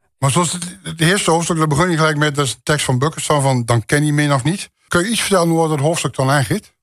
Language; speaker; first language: Dutch; native; Dutch